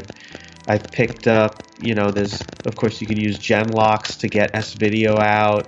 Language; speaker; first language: English; native; English